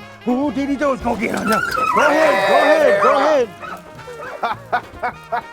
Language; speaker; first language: English; native; English